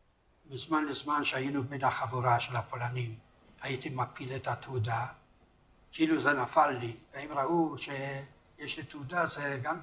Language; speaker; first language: Hebrew; non-native, fluent; Yiddish